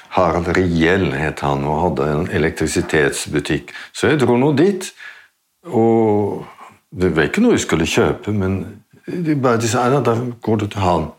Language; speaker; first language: Norwegian; non-native, fluent; Dutch